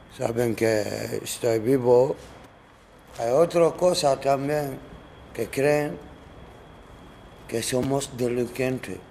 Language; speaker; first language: Spanish; non-native, learner; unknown